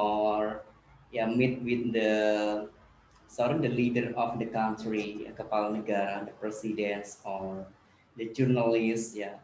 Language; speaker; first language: English; non-native, learner; Indonesian